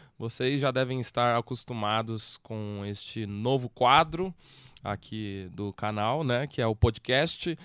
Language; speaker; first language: Portuguese; native; Portuguese